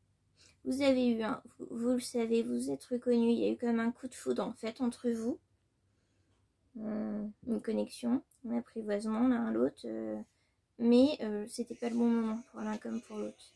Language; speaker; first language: French; native; French